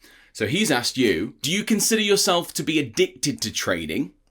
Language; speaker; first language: English; native; English